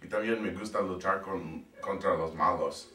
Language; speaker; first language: Spanish; non-native, learner; English